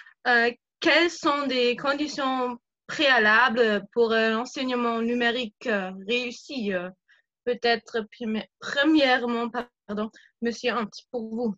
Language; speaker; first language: French; non-native, fluent; German